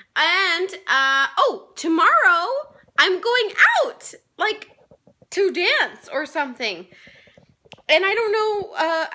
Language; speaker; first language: English; native; English